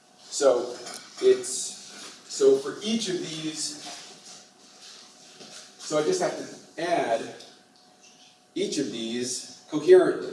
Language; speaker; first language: English; native; English